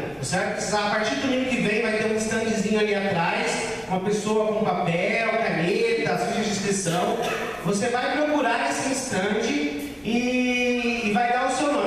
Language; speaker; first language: Portuguese; native; Portuguese